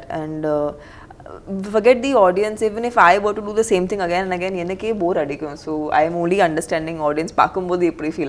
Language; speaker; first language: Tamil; non-native, local second language; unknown